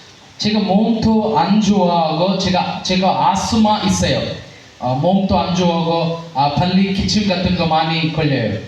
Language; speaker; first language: Korean; non-native, learner; Telugu